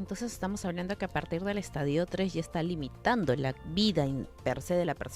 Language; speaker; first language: Spanish; native; Spanish